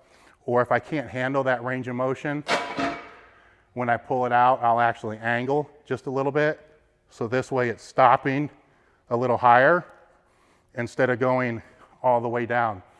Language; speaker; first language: English; native; English